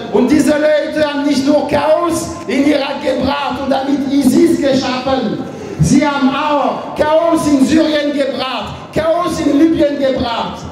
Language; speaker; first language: German; non-native, fluent; French